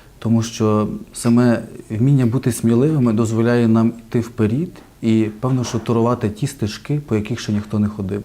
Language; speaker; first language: Ukrainian; native; Ukrainian